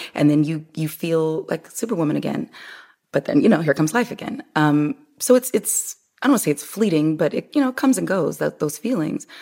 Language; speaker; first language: English; native; English